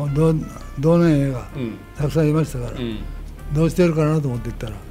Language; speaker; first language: Japanese; native; Japanese